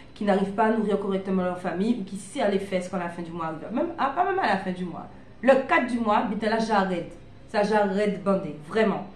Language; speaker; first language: French; native; French